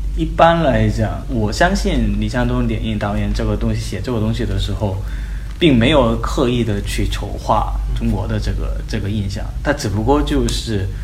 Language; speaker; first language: Chinese; non-native, fluent; Korean